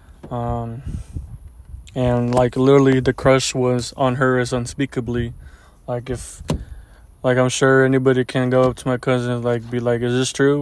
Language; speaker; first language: English; early bilingual, other home language; Spanish